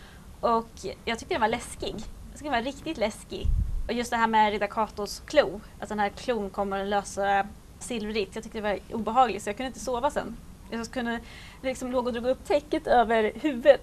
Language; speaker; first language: Swedish; native; Swedish